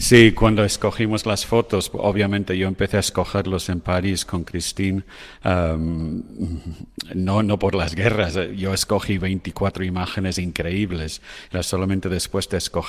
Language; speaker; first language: Spanish; non-native, fluent; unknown